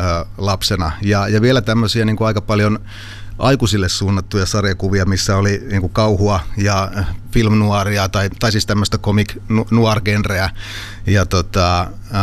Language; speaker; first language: Finnish; native; Finnish